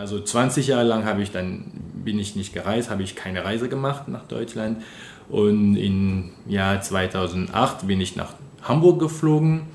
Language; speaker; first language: German; non-native, fluent; French